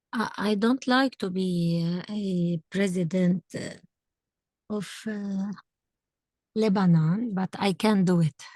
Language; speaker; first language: English; non-native, fluent; Arabic